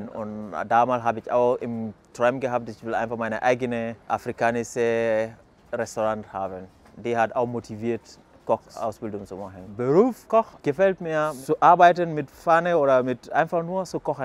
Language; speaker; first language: German; non-native, fluent; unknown